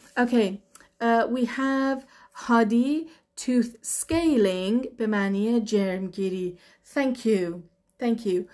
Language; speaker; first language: English; native; English